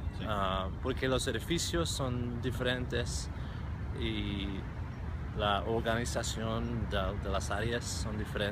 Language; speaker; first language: Spanish; non-native, fluent; English